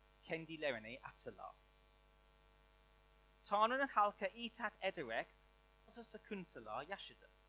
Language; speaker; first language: Turkish; non-native, learner; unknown